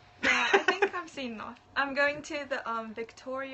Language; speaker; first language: English; non-native, fluent; Japanese